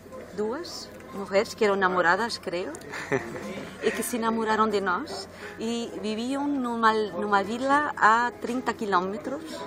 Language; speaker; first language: Spanish; non-native, learner; Portuguese